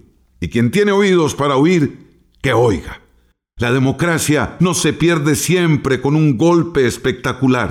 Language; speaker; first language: Spanish; native; Spanish